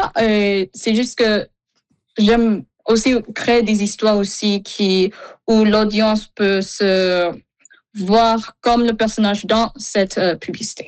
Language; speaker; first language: French; non-native, fluent; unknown